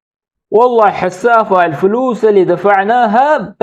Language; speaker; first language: Arabic; non-native, fluent; Urdu